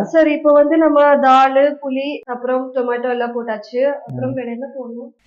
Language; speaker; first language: Tamil; non-native, local second language; Telugu